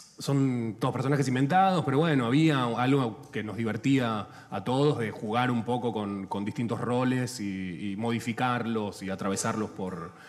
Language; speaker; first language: Spanish; native; Spanish